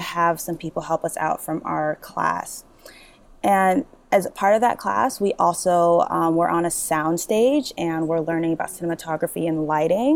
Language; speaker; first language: English; native; English